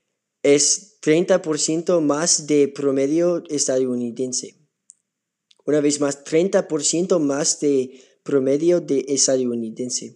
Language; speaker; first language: Spanish; non-native, learner; English